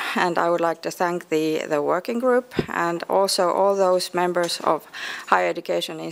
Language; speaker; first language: English; non-native, fluent; Finnish